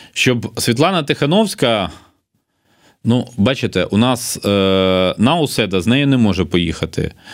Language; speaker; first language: Ukrainian; native; Ukrainian